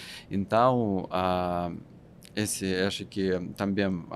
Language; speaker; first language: Portuguese; non-native, fluent; Russian